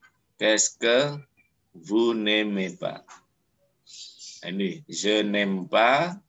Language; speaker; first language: French; non-native, fluent; Indonesian